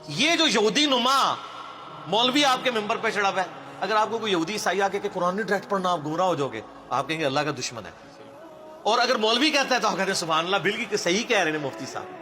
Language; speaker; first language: Urdu; native; Urdu